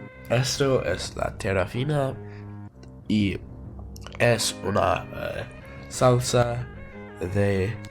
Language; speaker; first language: Spanish; non-native, learner; English